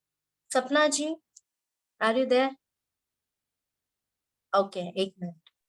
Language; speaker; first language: Hindi; native; Hindi